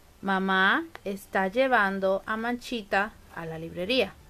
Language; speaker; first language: Spanish; early bilingual, heritage; Spanish